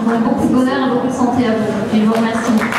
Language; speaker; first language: French; native; French